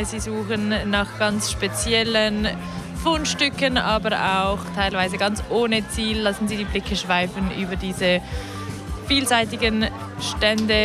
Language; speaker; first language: German; native; German